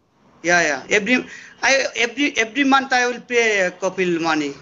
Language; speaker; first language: English; non-native, learner; Bangla